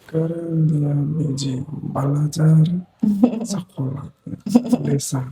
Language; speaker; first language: Indonesian; non-native, learner; Nepali